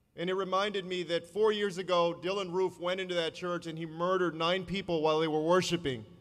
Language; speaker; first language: English; native; English